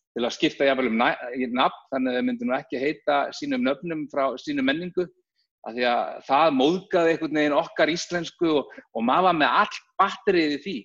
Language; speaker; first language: Icelandic; native; Icelandic